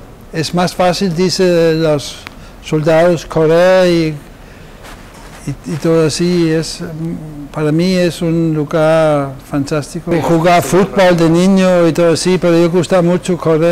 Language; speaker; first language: Spanish; non-native, fluent; Danish